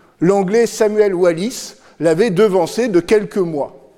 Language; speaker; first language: French; native; French